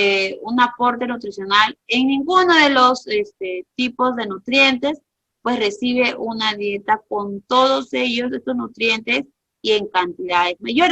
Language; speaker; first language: Spanish; native; Spanish